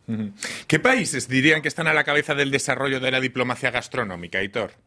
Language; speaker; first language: Spanish; native; Spanish